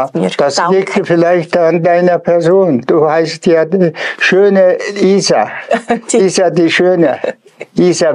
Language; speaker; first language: German; non-native, fluent; Tuvinian